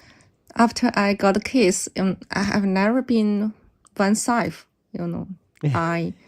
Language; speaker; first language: English; non-native, learner; Chinese